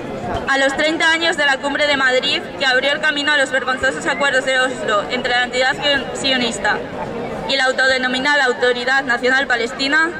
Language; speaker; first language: Spanish; native; Spanish